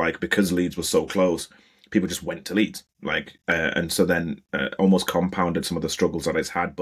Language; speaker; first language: English; native; English